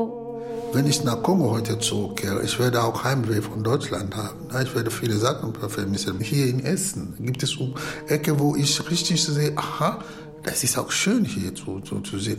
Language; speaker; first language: German; non-native, fluent; Lingala